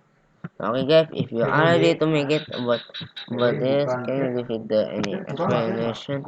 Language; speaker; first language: English; non-native, learner; Indonesian